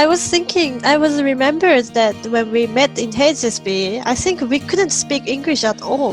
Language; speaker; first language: English; non-native, fluent; Japanese